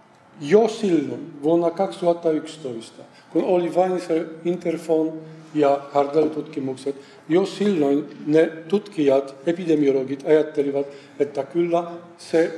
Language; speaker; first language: Finnish; non-native, fluent; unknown